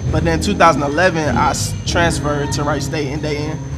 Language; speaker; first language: English; native; English